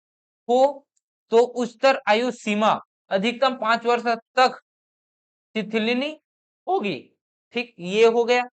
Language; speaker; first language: Hindi; native; Hindi